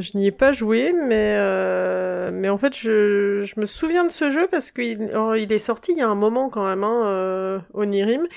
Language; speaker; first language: French; native; French